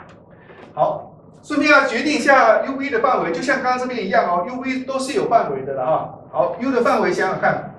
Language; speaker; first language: Chinese; native; Chinese